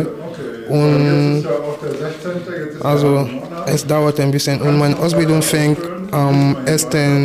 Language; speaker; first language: German; non-native, fluent; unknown